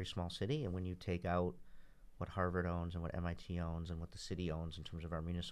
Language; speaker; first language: English; native; English